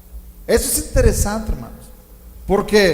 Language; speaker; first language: Spanish; native; Spanish